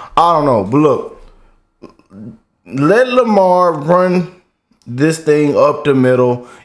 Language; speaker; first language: English; native; English